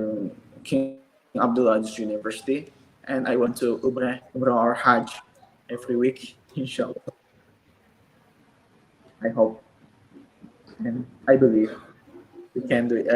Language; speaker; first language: English; non-native, learner; Indonesian